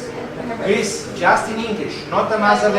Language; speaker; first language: English; non-native, learner; Romanian